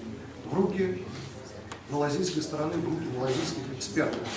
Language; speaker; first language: Russian; native; Russian